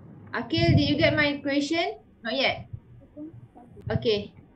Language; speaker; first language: English; non-native, local second language; Malay